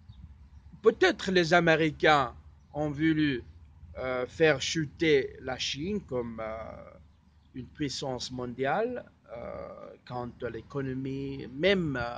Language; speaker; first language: French; non-native, fluent; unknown